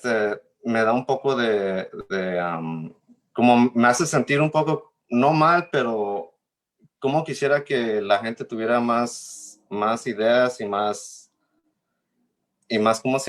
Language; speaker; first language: Spanish; early bilingual, heritage; Spanish